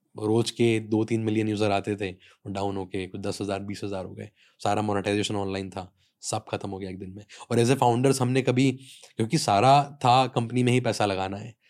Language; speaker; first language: Hindi; native; Hindi